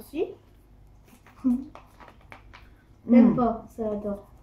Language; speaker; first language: French; native; French